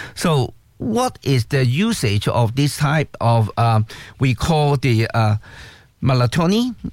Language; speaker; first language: English; non-native, local second language; Cantonese